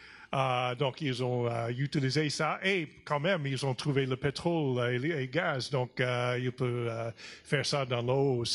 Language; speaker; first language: French; non-native, fluent; English